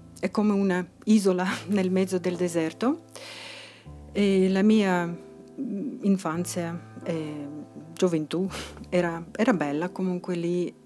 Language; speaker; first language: Italian; non-native, fluent; Russian